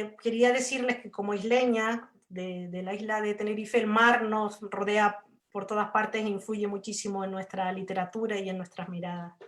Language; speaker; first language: Spanish; native; Spanish